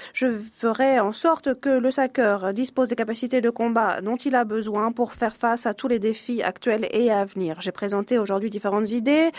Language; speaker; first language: French; native; French